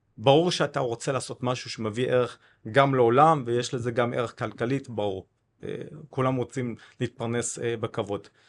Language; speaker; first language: Hebrew; non-native, fluent; English